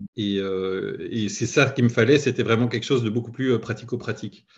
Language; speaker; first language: French; native; French